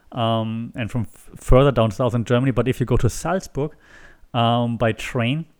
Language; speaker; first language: English; non-native, fluent; German